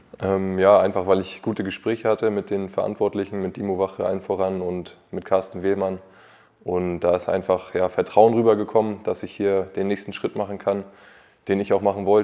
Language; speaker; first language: German; native; German